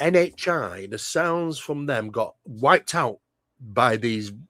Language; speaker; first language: English; native; English